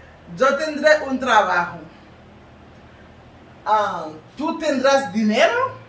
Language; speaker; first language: Spanish; non-native, learner; Haitian Creole